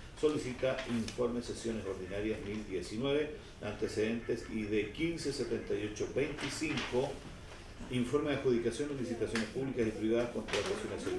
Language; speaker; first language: Spanish; native; Spanish